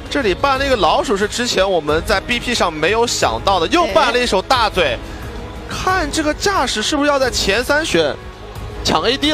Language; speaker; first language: Chinese; native; Chinese